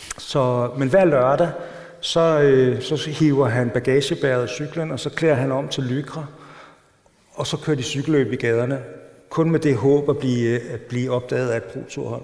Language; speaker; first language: Danish; native; Danish